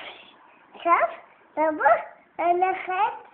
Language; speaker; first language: Hebrew; early bilingual, other home language; Russian